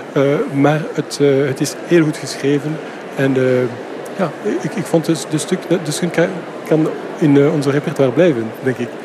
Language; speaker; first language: Dutch; non-native, fluent; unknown